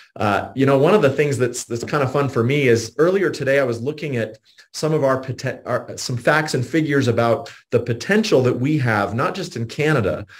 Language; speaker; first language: English; native; English